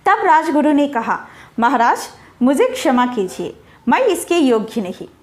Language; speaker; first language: Hindi; non-native, local second language; Telugu